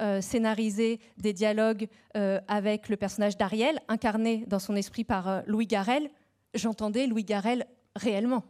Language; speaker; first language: French; native; French